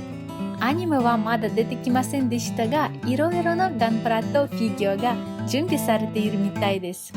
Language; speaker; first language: Japanese; non-native, learner; Russian